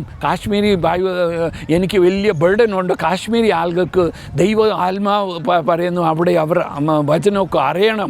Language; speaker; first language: Malayalam; early bilingual, heritage; Malayalam